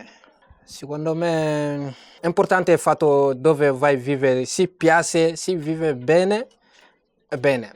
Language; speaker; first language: Italian; non-native, learner; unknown